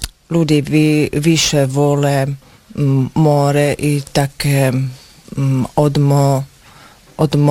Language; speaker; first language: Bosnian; non-native, learner; Slovak